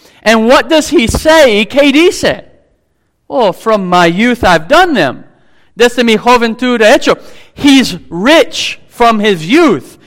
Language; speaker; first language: English; native; English